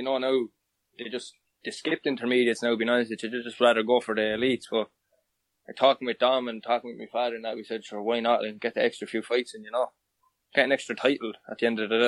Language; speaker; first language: English; native; English